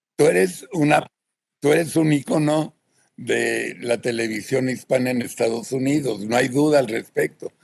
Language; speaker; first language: Spanish; native; Spanish